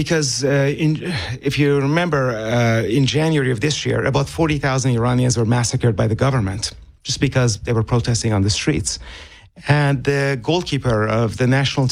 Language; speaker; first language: English; non-native, fluent; Persian